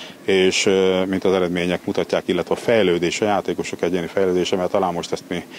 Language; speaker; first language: Hungarian; native; Hungarian